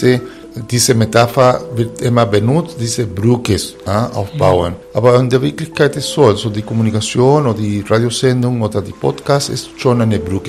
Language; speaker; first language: German; non-native, fluent; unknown